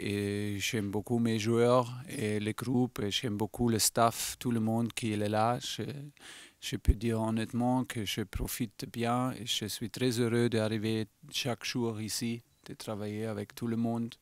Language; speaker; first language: French; non-native, fluent; German